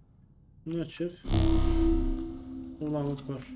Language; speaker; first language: Turkish; native; Turkish